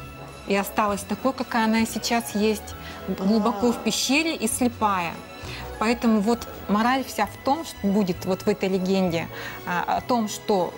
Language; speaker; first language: Russian; native; Russian